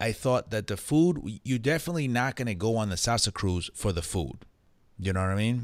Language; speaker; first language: English; early bilingual, other home language; Spanish